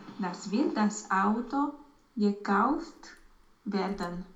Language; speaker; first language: German; non-native, learner; Romanian